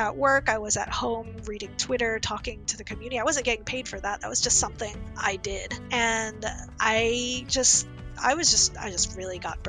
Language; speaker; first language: English; native; English